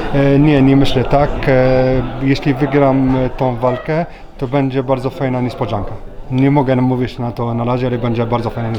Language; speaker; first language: Polish; non-native, learner; French